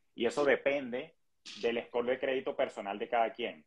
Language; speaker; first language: Spanish; native; Spanish